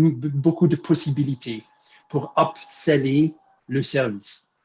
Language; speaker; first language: French; non-native, fluent; English